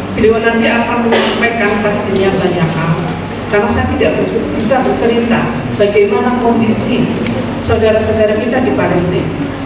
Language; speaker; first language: Indonesian; native; Indonesian